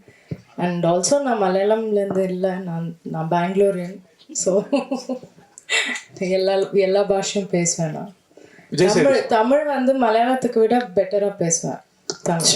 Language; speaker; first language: Tamil; non-native, local second language; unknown